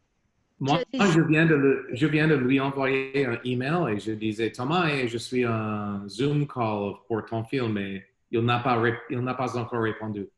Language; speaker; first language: French; non-native, learner; English